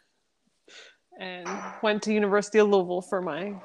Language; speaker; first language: English; native; English